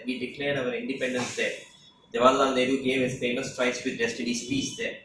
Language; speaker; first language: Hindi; non-native, local second language; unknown